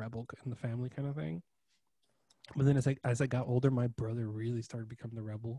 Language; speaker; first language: English; native; English